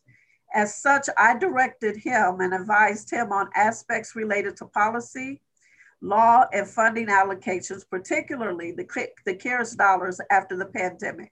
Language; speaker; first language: English; native; English